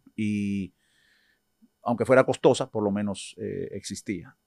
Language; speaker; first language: Spanish; native; Spanish